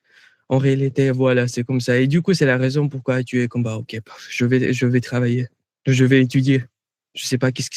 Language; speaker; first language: French; non-native, fluent; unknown